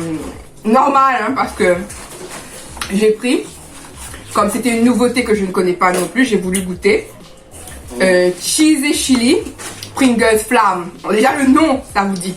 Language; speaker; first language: French; native; French